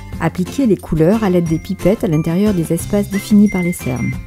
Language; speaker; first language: French; native; French